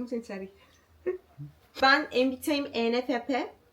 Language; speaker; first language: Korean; non-native, learner; Turkish